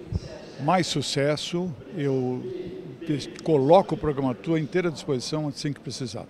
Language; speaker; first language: Portuguese; native; Portuguese